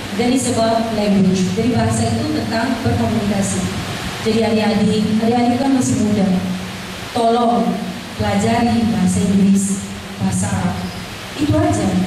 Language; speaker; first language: Indonesian; non-native, fluent; English